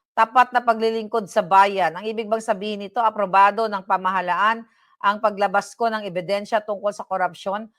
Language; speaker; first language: Filipino; non-native, local second language; Cebuano